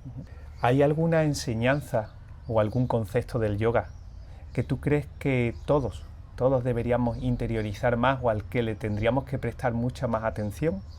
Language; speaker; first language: Spanish; native; Spanish